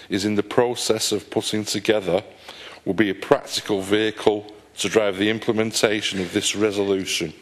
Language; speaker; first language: English; native; English